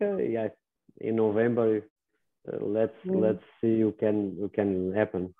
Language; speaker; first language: English; non-native, learner; Portuguese